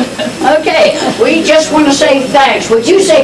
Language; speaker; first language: English; native; English